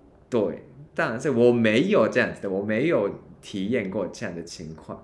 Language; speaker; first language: Chinese; non-native, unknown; Japanese